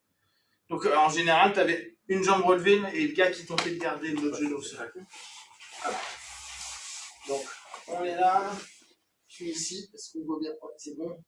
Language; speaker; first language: French; native; French